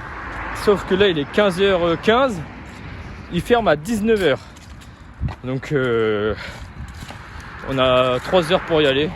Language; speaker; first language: French; native; French